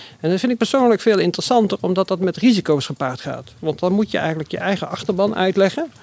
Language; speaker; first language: Dutch; native; Dutch